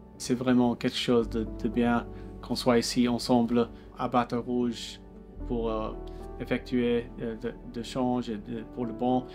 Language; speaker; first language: French; non-native, local second language; English